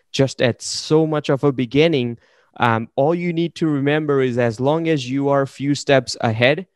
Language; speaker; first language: English; non-native, local second language; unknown